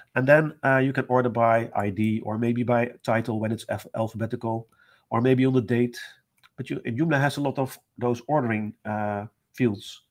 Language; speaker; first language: English; non-native, fluent; Dutch